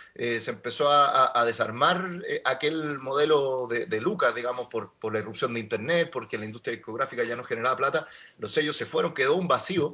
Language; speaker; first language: Spanish; native; Spanish